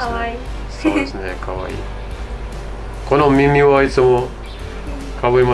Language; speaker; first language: Japanese; non-native, fluent; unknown